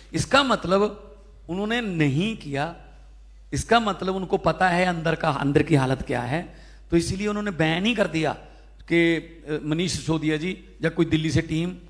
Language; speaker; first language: Hindi; non-native, local second language; Punjabi